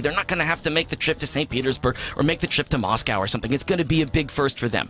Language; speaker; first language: English; native; English